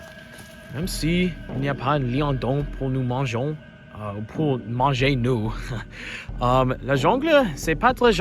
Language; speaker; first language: French; non-native, learner; English